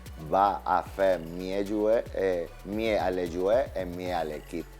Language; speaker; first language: French; non-native, fluent; Spanish